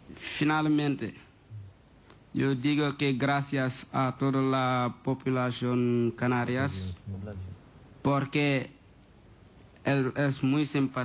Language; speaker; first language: Spanish; non-native, learner; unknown